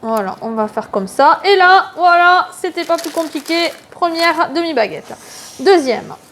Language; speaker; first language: French; native; French